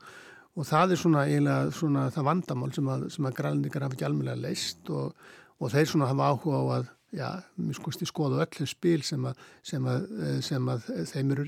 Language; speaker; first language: Icelandic; native; Icelandic